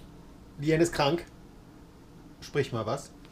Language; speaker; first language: German; native; German